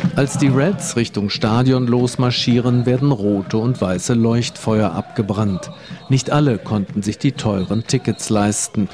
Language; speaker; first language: German; native; German